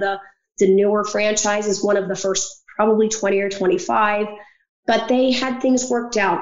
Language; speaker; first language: English; native; English